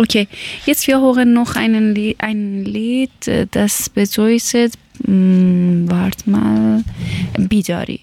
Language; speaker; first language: German; non-native, learner; Persian